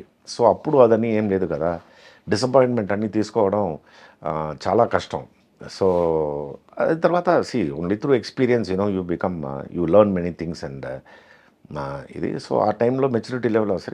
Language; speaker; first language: Telugu; non-native, fluent; Tamil